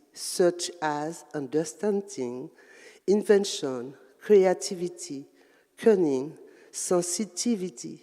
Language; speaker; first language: English; non-native, learner; French